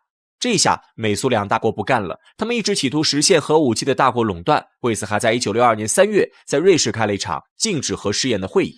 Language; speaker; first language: Chinese; native; Chinese